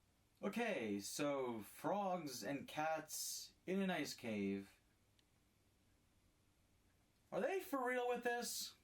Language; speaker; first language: English; native; English